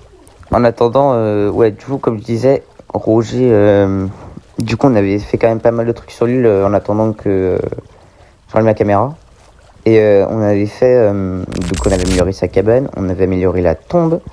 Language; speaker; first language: French; native; French